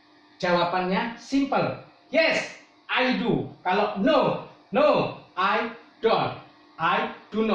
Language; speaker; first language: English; non-native, fluent; Indonesian